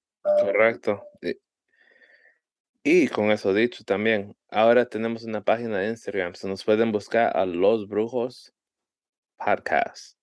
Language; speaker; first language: Spanish; early bilingual, heritage; Spanish